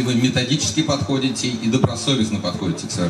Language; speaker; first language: Russian; native; Russian